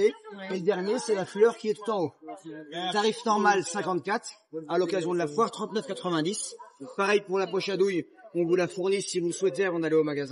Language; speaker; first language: French; native; French